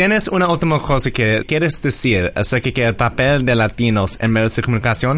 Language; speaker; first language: Spanish; early bilingual, heritage; English